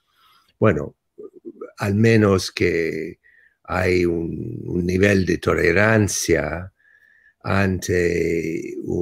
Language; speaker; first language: Spanish; non-native, fluent; English